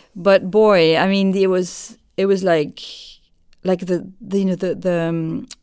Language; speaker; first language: English; non-native, fluent; French